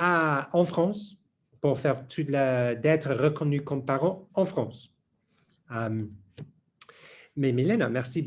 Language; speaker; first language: French; non-native, learner; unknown